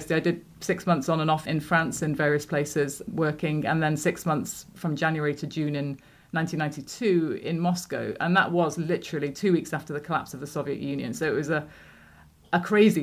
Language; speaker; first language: English; native; English